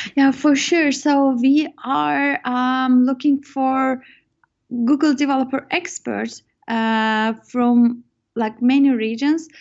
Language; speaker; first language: English; non-native, fluent; Turkish